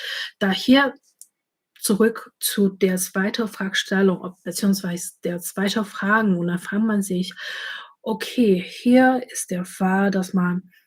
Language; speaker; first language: German; non-native, fluent; Chinese